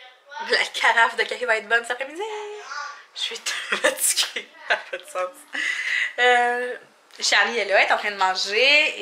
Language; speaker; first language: French; native; French